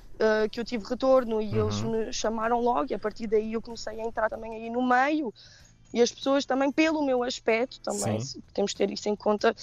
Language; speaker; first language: Portuguese; early bilingual, heritage; Portuguese